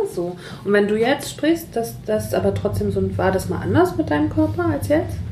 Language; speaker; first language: German; native; German